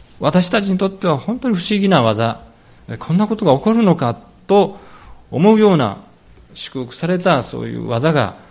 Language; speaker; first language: Japanese; native; Japanese